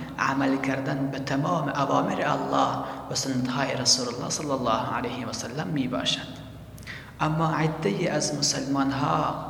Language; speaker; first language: Persian; native; Persian